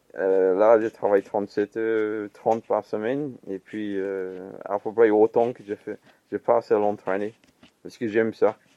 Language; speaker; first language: French; non-native, fluent; English